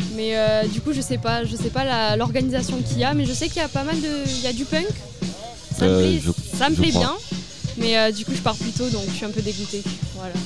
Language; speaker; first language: French; native; French